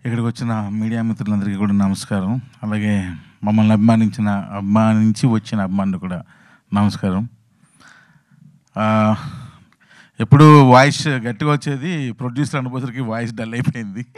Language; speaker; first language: Telugu; native; Telugu